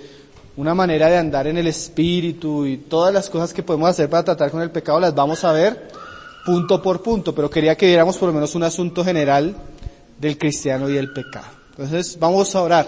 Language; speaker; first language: Spanish; native; Spanish